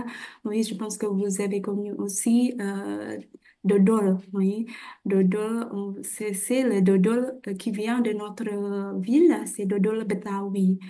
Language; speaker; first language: French; non-native, fluent; Indonesian